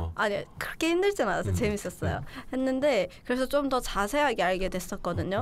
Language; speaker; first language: Korean; non-native, fluent; Chinese